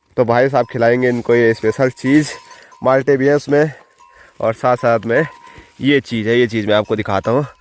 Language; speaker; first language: Hindi; native; Hindi